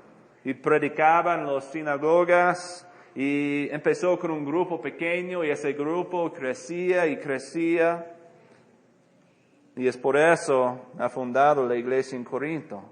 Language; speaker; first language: Spanish; non-native, fluent; English